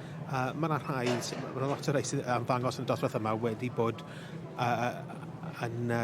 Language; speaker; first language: Welsh; native; Welsh